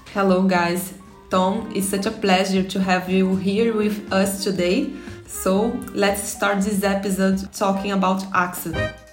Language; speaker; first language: English; non-native, fluent; Portuguese